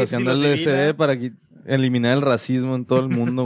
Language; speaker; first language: Spanish; native; Spanish